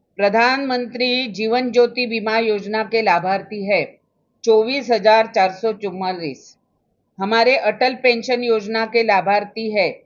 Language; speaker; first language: Hindi; non-native, local second language; Marathi